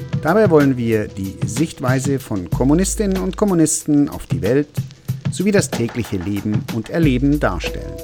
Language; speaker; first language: German; native; German